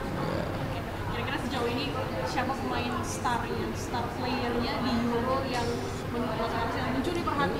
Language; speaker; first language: Indonesian; native; Indonesian